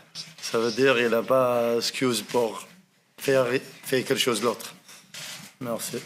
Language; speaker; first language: French; non-native, learner; Arabic